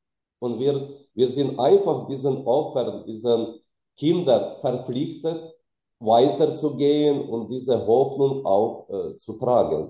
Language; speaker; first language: German; non-native, fluent; Ukrainian